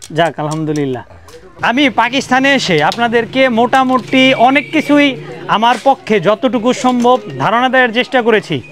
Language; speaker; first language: Bangla; native; Bangla